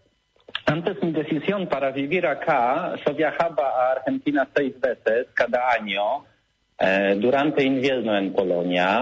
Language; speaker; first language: Spanish; non-native, learner; Polish